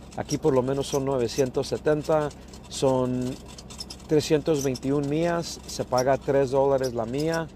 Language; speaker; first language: Spanish; early bilingual, heritage; Spanish